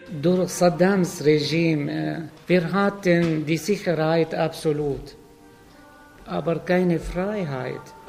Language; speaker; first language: German; non-native, learner; Arabic